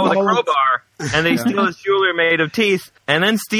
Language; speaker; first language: English; non-native, fluent; Swedish